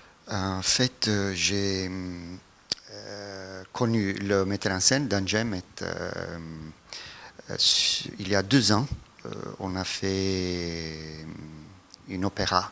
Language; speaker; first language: French; non-native, fluent; Italian